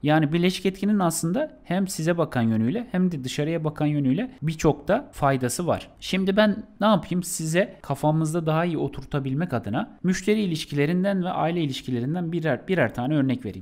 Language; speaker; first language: Turkish; native; Turkish